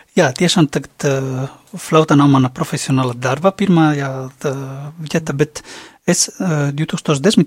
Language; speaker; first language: Latvian; non-native, fluent; Spanish